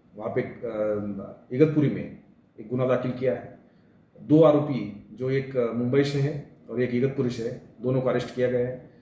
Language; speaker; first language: Hindi; non-native, local second language; Marathi